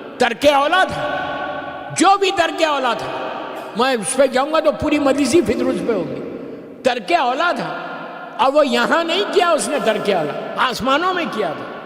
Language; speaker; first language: Urdu; native; Urdu